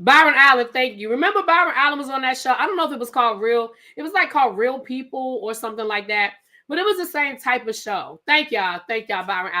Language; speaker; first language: English; native; English